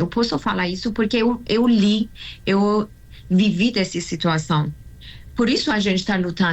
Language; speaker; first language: Portuguese; non-native, learner; Persian